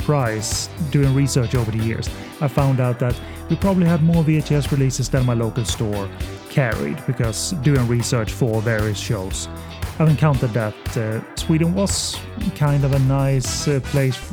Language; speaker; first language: English; non-native, fluent; Swedish